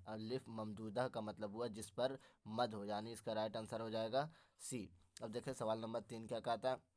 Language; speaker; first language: Urdu; native; Urdu